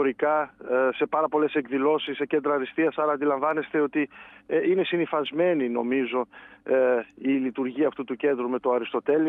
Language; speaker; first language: Greek; native; Greek